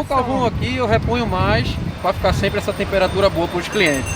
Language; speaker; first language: Portuguese; native; Portuguese